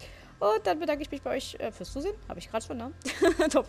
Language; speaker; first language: German; native; German